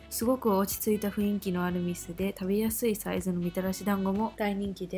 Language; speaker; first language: Japanese; early bilingual, heritage; Japanese